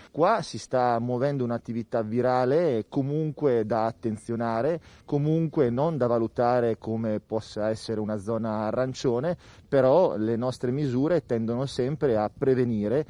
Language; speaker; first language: Italian; native; Italian